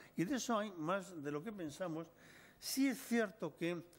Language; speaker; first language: Spanish; native; Spanish